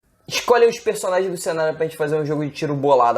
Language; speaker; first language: Portuguese; native; Portuguese